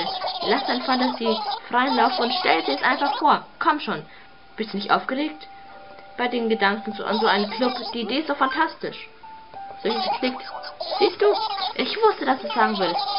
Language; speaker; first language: German; native; German